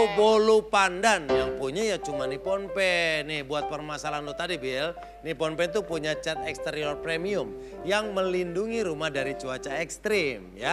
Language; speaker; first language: Indonesian; native; Indonesian